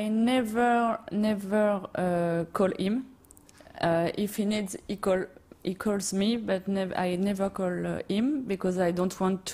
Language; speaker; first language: English; non-native, learner; French